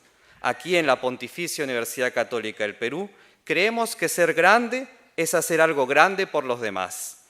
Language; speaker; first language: Spanish; native; Spanish